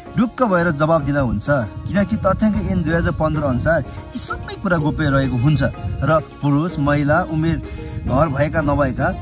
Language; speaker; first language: Nepali; non-native, local second language; Sherpa